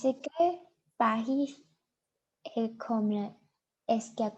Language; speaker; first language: French; non-native, learner; Chinese